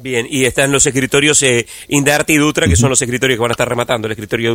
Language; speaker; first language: Spanish; native; Spanish